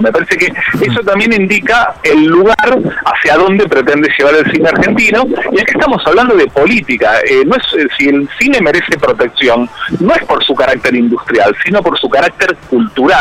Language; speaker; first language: Spanish; native; Spanish